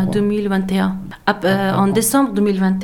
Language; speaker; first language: French; non-native, learner; Persian